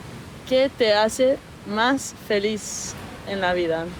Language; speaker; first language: Spanish; non-native, learner; English